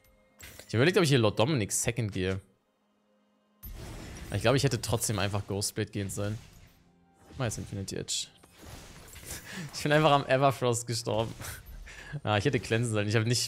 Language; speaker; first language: German; native; German